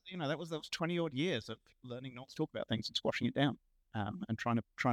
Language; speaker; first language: English; native; English